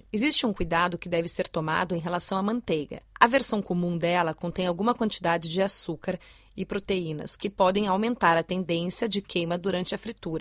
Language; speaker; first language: Portuguese; native; Portuguese